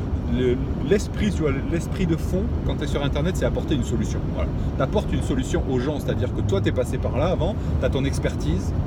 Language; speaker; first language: French; native; French